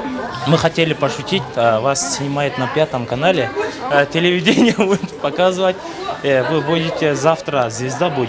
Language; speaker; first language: Russian; non-native, local second language; Kyrgyz